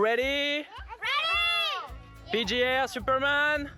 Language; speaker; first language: English; non-native, learner; French